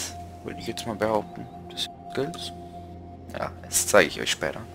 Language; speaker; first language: German; native; German